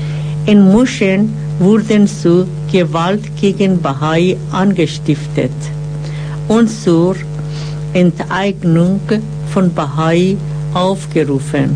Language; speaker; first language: German; non-native, fluent; Persian